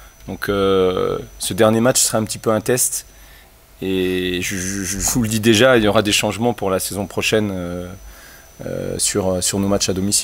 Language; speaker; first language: French; native; French